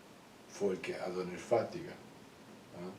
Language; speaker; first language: Swedish; non-native, fluent; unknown